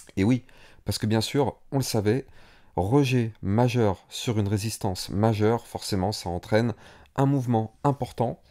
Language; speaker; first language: French; native; French